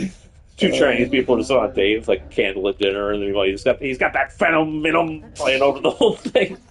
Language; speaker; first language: English; native; English